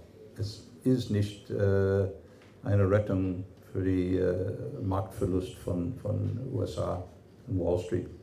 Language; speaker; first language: German; non-native, fluent; English